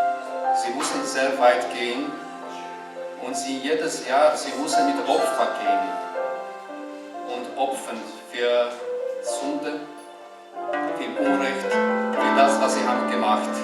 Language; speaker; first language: German; non-native, learner; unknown